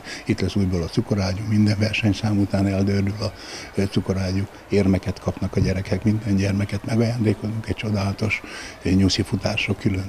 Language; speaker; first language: Hungarian; native; Hungarian